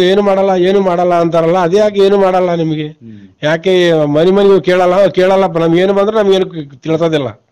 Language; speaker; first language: Kannada; native; Kannada